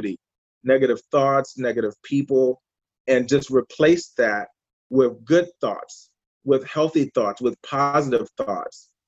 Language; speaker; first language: English; native; English